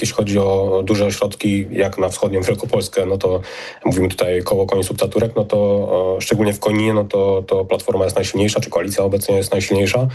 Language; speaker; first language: Polish; native; Polish